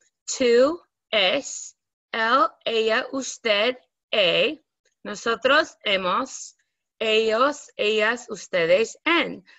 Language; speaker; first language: Spanish; non-native, fluent; English